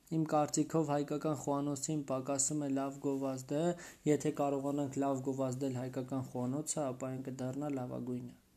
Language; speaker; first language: Armenian; native; Armenian